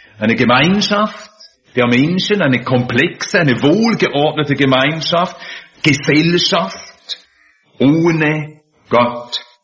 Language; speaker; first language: German; native; German